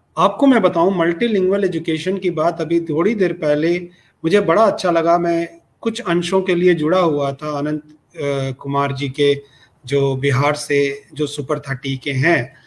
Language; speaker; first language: Hindi; non-native, local second language; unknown